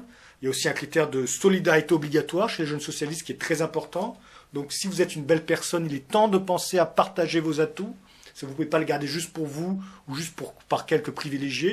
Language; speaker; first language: French; native; French